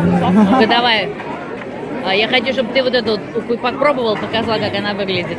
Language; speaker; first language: Russian; native; Russian